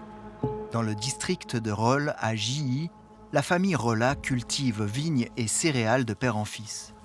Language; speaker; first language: French; native; French